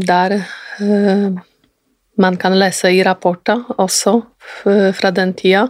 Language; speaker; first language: Norwegian; non-native, fluent; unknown